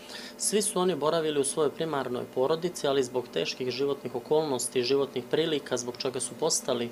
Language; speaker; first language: Serbian; native; Serbian